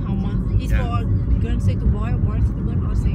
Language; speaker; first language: English; non-native, learner; Vietnamese